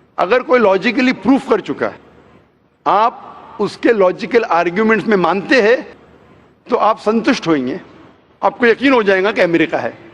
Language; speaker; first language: Hindi; non-native, local second language; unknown